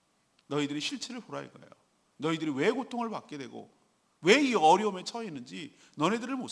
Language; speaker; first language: Korean; native; Korean